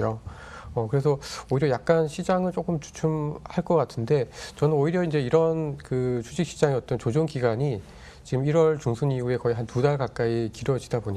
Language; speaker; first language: Korean; native; Korean